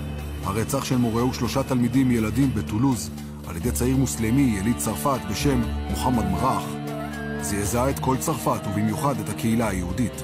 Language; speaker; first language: Hebrew; native; Hebrew